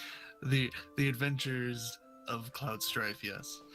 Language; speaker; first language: English; native; English